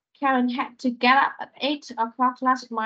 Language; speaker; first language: English; non-native, fluent; Vietnamese